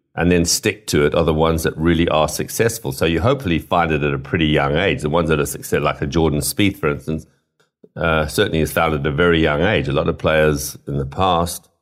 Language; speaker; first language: English; native; English